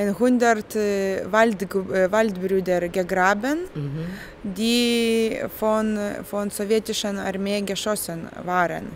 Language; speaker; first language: German; non-native, fluent; Lithuanian